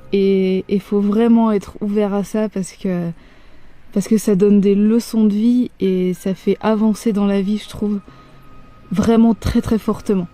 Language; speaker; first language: French; native; French